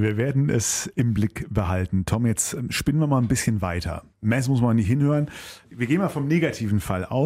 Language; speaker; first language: German; native; German